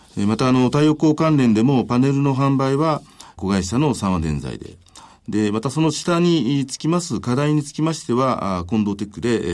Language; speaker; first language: Japanese; native; Japanese